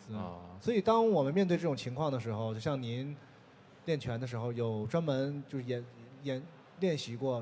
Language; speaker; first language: Chinese; native; Chinese